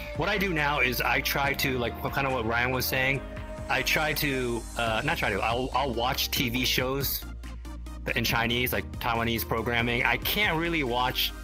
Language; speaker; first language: English; native; English